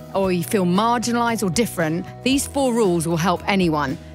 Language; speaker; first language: English; native; English